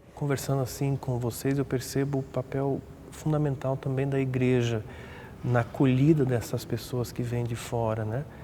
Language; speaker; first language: Portuguese; native; Portuguese